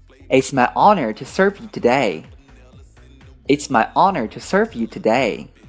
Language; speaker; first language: English; non-native, fluent; Chinese